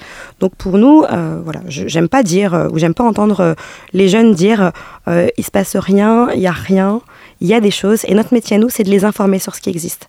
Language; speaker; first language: French; native; French